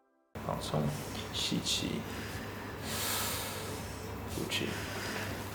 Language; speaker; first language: Chinese; non-native, fluent; English